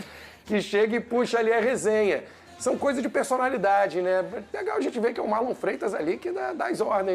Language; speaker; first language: Portuguese; native; Portuguese